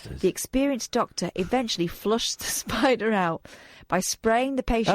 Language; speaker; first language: English; native; English